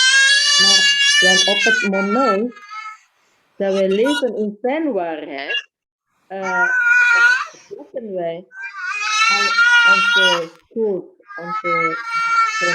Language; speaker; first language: Dutch; non-native, fluent; Indonesian